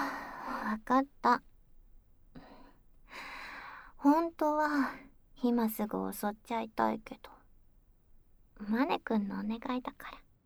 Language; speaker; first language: Japanese; native; Japanese